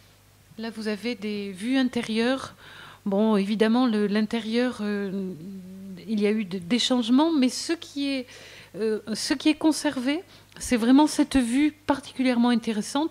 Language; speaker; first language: French; native; French